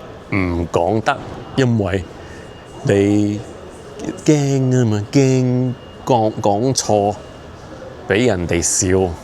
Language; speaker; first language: Cantonese; early bilingual, heritage; Cantonese